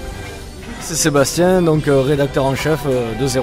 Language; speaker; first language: French; native; French